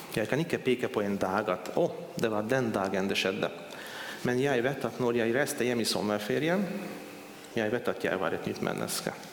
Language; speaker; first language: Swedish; non-native, fluent; Hungarian